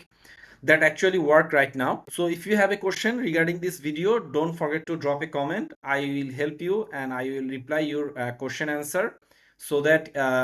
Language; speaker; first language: English; non-native, learner; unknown